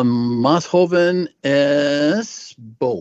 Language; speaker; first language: Spanish; non-native, learner; English